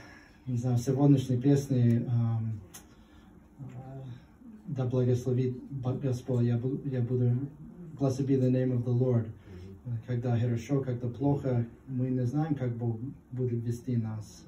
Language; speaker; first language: Russian; non-native, fluent; English